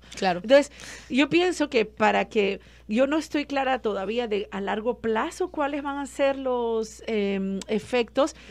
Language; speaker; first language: Spanish; native; Spanish